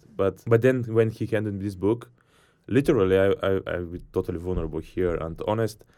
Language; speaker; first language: English; non-native, fluent; Bulgarian